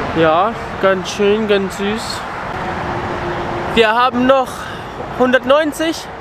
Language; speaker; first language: German; non-native, fluent; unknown